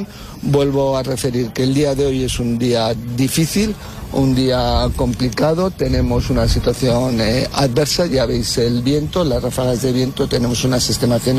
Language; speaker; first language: Spanish; native; Spanish